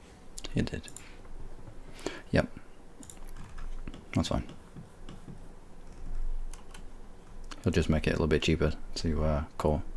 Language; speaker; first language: English; native; English